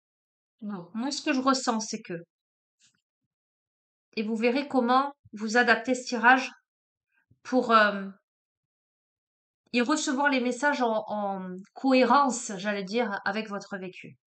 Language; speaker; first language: French; native; French